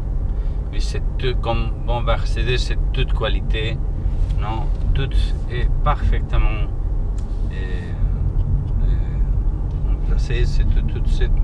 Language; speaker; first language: French; non-native, learner; Spanish